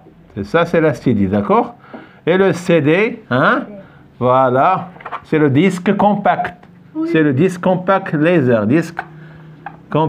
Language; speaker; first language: French; non-native, fluent; Arabic